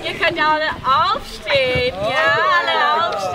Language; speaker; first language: German; non-native, fluent; English